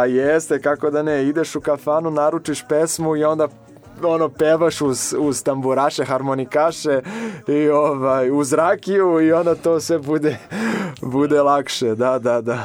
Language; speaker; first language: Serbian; non-native, fluent; Portuguese